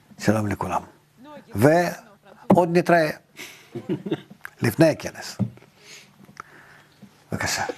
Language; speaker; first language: Hebrew; non-native, fluent; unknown